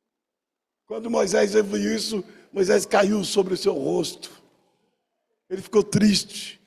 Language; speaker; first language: Portuguese; native; Portuguese